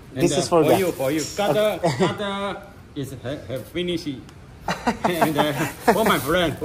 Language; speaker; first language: English; non-native, learner; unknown